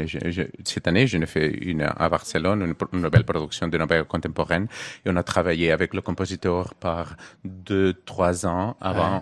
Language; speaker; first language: French; non-native, learner; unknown